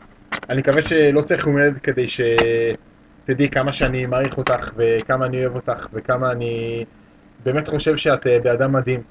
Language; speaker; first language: Hebrew; native; Hebrew